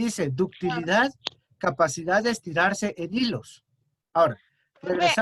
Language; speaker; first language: Spanish; native; Spanish